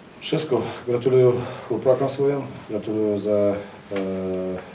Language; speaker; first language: Polish; non-native, learner; Ukrainian